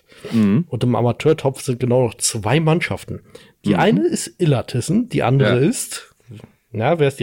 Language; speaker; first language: German; native; German